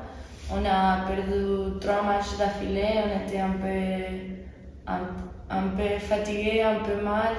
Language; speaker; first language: French; non-native, fluent; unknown